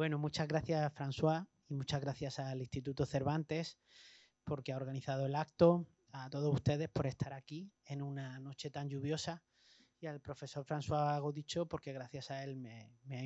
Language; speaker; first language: Spanish; native; Spanish